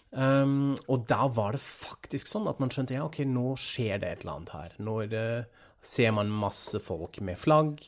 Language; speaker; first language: Norwegian; non-native, fluent; German